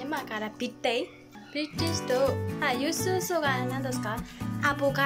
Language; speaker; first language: Japanese; non-native, learner; Burmese